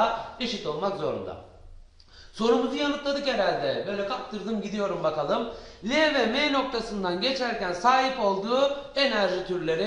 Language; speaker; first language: Turkish; native; Turkish